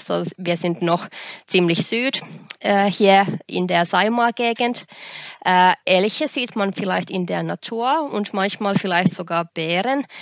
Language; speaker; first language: German; non-native, fluent; Finnish